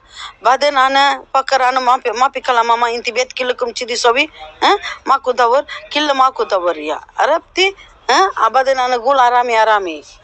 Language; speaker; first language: Arabic; non-native, learner; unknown